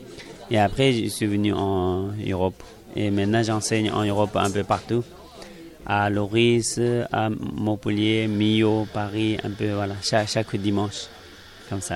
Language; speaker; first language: French; non-native, learner; Tibetan